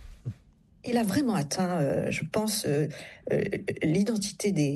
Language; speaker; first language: French; native; French